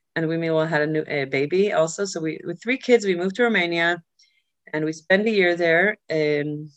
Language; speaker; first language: English; early bilingual, other home language; Hebrew